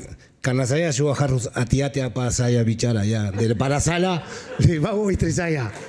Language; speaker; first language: Indonesian; non-native, fluent; Spanish